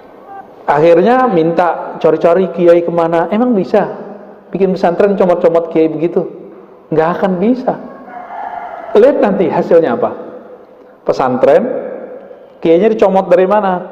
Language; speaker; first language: Indonesian; native; Indonesian